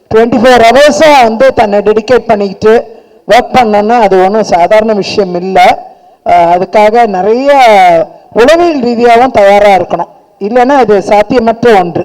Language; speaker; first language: Tamil; native; Tamil